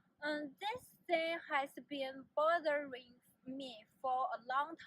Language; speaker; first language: English; non-native, learner; Chinese